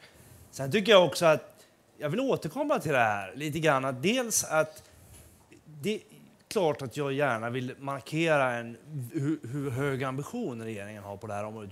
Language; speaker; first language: Swedish; native; Swedish